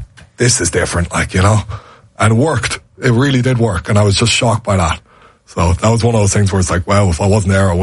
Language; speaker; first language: English; native; English